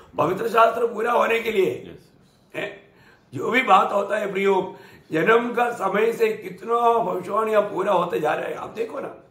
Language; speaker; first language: Hindi; non-native, local second language; Malayalam